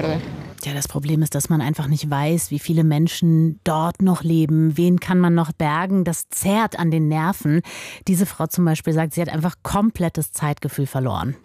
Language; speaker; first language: German; native; German